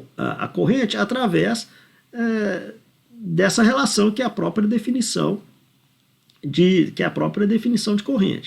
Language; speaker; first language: Portuguese; native; Portuguese